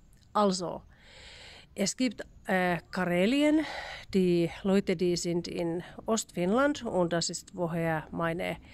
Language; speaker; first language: German; non-native, learner; Finnish